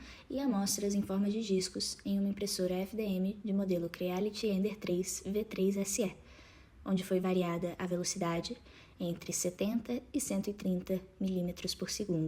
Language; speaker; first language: Portuguese; native; Portuguese